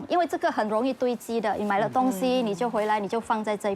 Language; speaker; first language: Chinese; native; Chinese